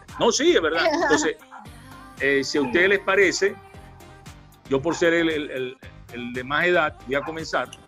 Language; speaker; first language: Spanish; native; Spanish